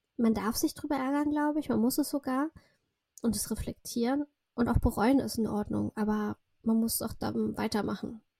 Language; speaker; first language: German; early bilingual, other home language; Russian